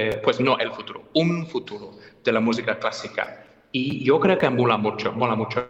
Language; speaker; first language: Spanish; non-native, fluent; English